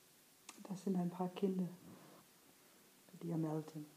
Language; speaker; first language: German; non-native, fluent; English